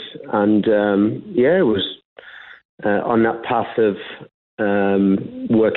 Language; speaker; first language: English; native; English